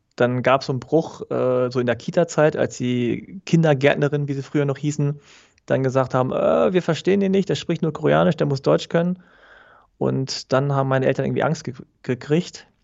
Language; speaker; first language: German; early bilingual, other home language; Korean